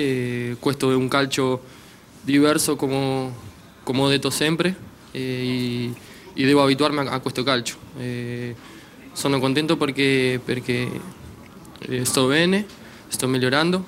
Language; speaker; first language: Italian; non-native, learner; Spanish